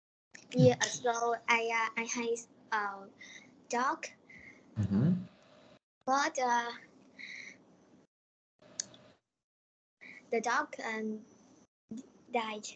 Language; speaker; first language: English; non-native, learner; Vietnamese